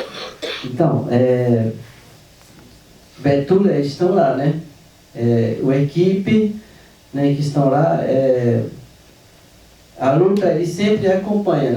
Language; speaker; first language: Portuguese; non-native, local second language; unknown